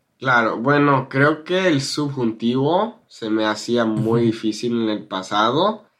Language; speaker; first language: Spanish; non-native, fluent; English